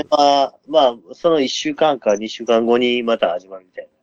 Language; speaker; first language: Japanese; native; Japanese